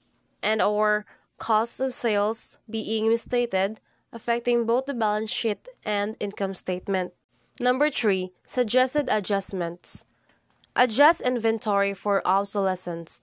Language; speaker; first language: English; non-native, local second language; Cebuano